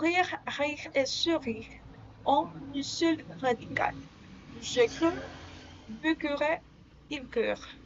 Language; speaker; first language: French; non-native, learner; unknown